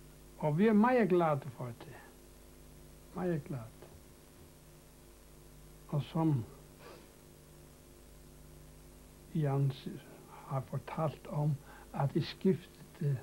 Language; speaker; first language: Danish; non-native, local second language; Faroese